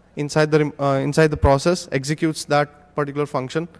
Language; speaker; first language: English; non-native, local second language; Hindi